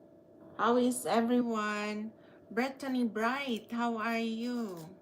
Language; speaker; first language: English; non-native, learner; Filipino